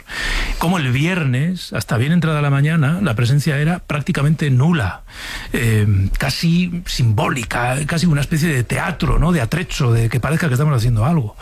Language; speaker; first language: Spanish; native; Spanish